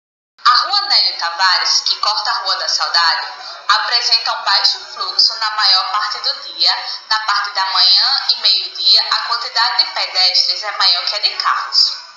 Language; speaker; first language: Portuguese; native; Portuguese